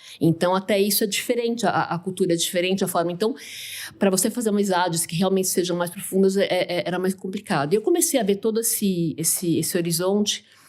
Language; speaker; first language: Portuguese; native; Portuguese